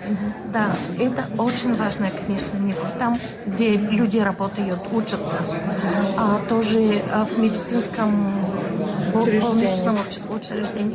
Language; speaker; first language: Russian; non-native, learner; Bulgarian